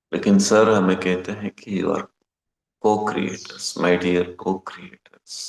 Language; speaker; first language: Hindi; non-native, local second language; Kannada